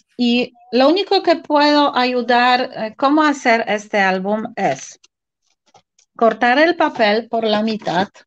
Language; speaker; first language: Spanish; non-native, fluent; Polish